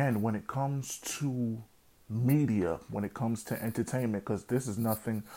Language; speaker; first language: English; native; English